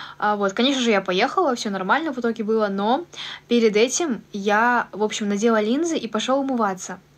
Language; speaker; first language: Russian; native; Russian